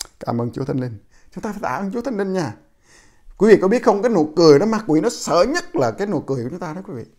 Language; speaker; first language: Vietnamese; non-native, local second language; Jarai